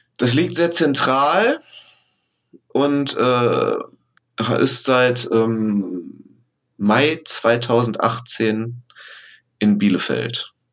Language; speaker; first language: German; native; German